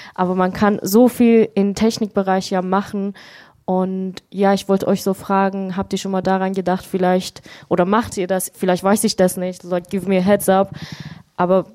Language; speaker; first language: German; non-native, fluent; Persian